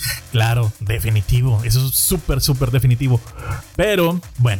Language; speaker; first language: Spanish; native; Spanish